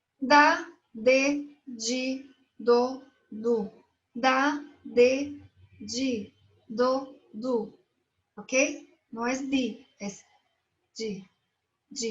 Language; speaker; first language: Spanish; non-native, fluent; Portuguese